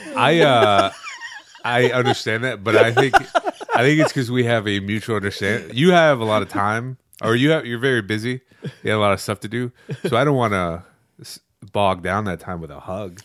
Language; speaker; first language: English; early bilingual, other home language; Spanish